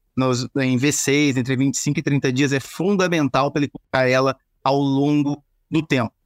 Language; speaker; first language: Portuguese; native; Portuguese